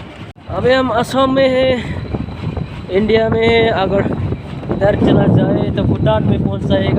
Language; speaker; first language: Hindi; non-native, local second language; Bodo